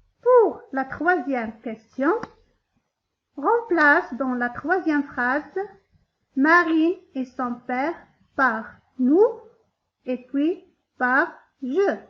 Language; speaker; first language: French; non-native, local second language; Arabic